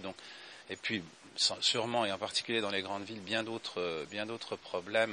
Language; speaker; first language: French; native; French